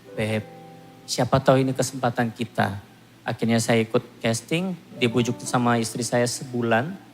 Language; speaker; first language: Indonesian; non-native, fluent; Korean